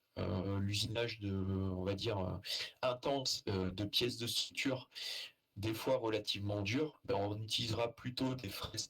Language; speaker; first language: French; native; French